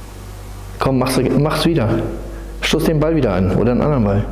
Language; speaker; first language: German; native; German